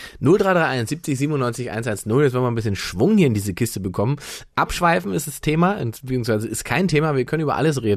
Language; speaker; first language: German; native; German